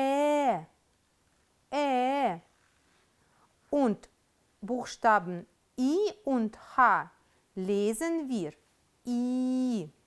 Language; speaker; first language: German; non-native, fluent; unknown